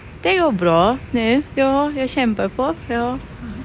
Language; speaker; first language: Swedish; non-native, learner; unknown